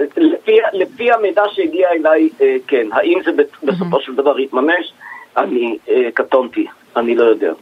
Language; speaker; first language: Hebrew; native; Hebrew